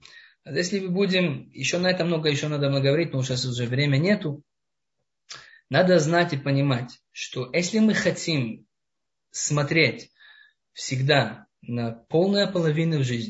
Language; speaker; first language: Russian; non-native, fluent; Hebrew